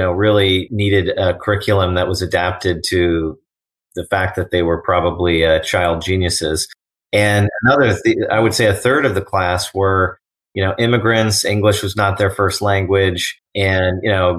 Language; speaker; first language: English; native; English